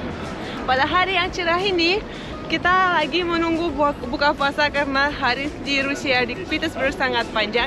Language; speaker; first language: Indonesian; non-native, fluent; Russian